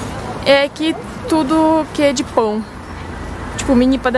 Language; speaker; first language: Portuguese; non-native, fluent; Russian